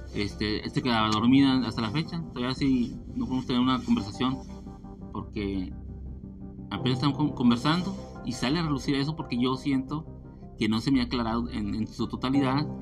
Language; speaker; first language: Spanish; native; Spanish